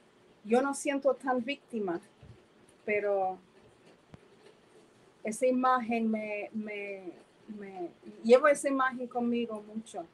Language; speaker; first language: Spanish; non-native, fluent; English